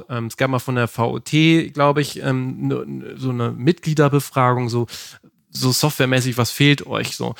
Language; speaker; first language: German; native; German